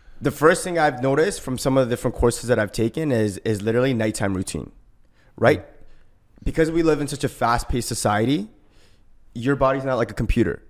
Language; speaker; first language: English; early bilingual, other home language; Korean